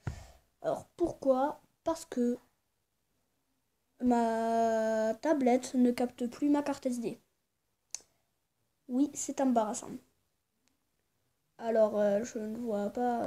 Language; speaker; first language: French; native; French